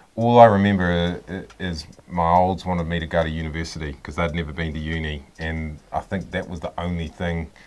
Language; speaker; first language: English; native; English